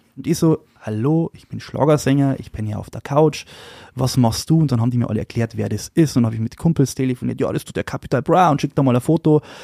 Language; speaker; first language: German; native; German